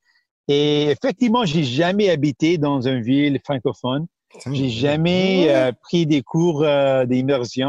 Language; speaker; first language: French; non-native, local second language; Punjabi